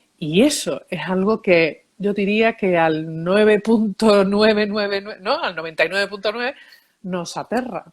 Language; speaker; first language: Spanish; early bilingual, heritage; Spanish